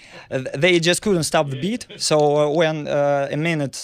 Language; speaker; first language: English; non-native, fluent; Russian